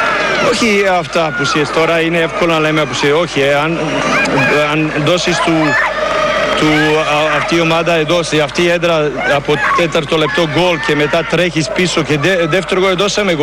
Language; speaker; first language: Greek; non-native, learner; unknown